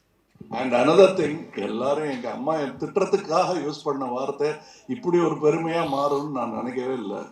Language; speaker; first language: Tamil; native; Tamil